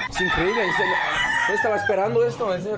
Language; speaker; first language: Spanish; non-native, learner; French